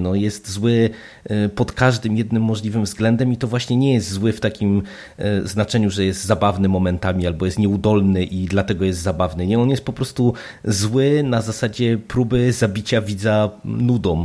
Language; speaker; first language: Polish; native; Polish